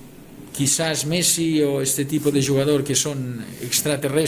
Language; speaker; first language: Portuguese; non-native, learner; Catalan